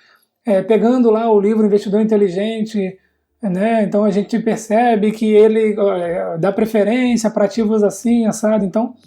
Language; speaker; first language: Portuguese; native; Portuguese